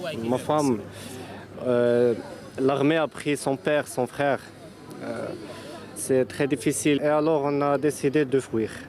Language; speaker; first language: French; non-native, learner; Arabic